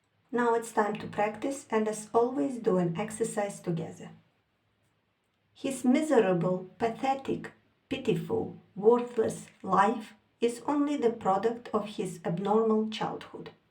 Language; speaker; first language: English; non-native, fluent; Ukrainian